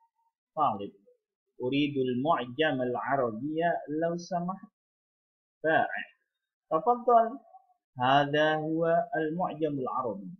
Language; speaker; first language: Arabic; non-native, fluent; Indonesian